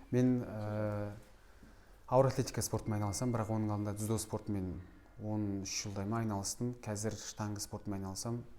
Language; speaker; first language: Kazakh; native; Kazakh